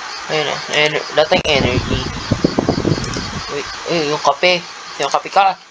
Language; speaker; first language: Filipino; native; Filipino